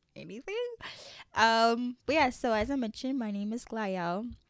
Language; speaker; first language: English; early bilingual, other home language; French